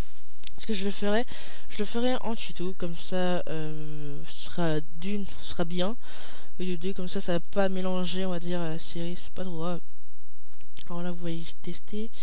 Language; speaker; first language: French; native; French